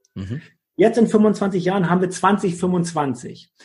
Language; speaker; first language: German; native; German